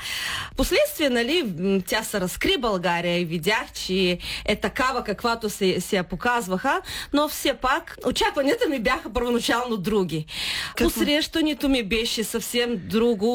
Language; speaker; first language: Bulgarian; early bilingual, heritage; Bulgarian